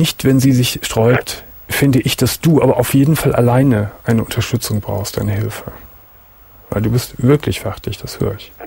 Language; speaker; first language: German; native; German